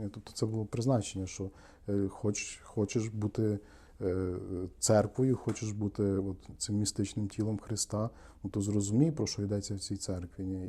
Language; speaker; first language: Ukrainian; native; Ukrainian